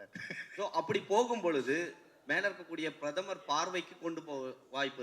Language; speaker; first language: Tamil; native; Tamil